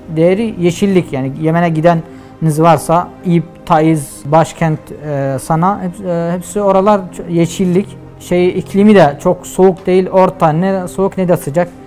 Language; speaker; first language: Turkish; non-native, fluent; Arabic